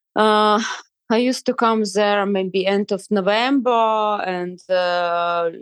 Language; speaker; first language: English; non-native, fluent; Ukrainian